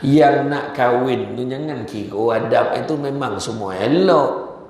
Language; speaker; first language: Malay; native; Malay